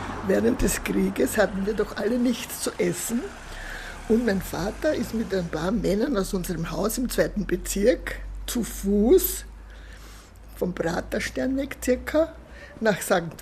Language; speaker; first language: German; native; German